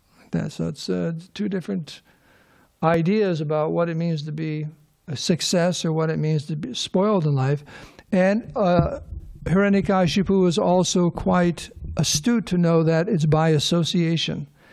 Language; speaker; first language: English; native; English